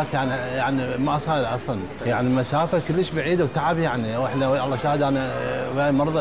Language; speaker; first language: Arabic; native; Arabic